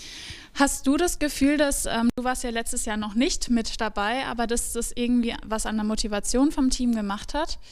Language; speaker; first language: German; native; German